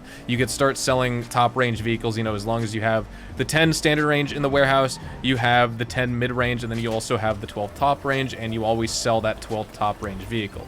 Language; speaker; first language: English; native; English